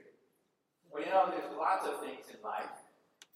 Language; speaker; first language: English; native; English